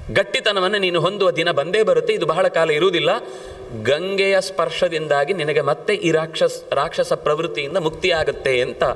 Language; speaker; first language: Kannada; non-native, local second language; Tulu